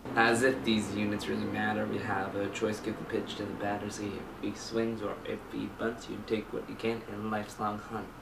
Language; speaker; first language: English; native; English